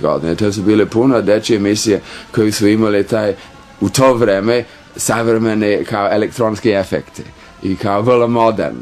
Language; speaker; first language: Croatian; non-native, fluent; English